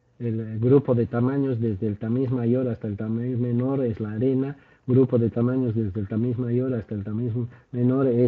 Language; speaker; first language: Spanish; native; Spanish